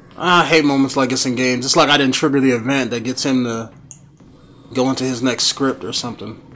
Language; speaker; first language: English; native; English